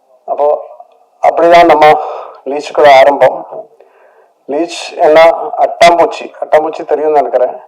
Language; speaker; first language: Tamil; non-native, learner; Malayalam